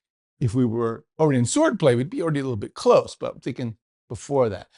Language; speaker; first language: English; native; English